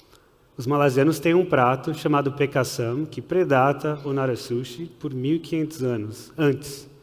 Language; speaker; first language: Portuguese; early bilingual, heritage; Portuguese